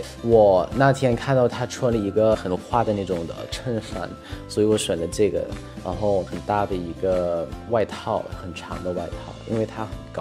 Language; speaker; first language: Chinese; non-native, fluent; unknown